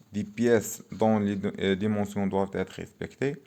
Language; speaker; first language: French; non-native, local second language; Arabic